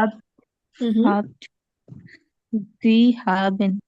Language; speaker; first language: German; non-native, learner; Hindi